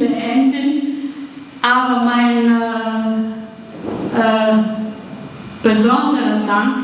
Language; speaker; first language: German; non-native, fluent; Kurdish